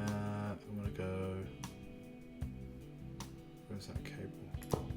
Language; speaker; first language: English; native; English